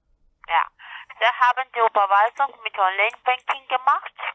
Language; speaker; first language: German; non-native, learner; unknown